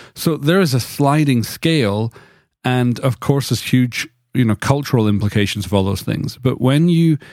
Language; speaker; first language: English; native; English